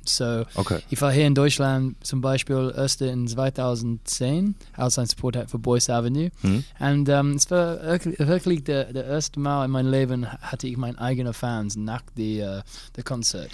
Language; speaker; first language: German; non-native, learner; English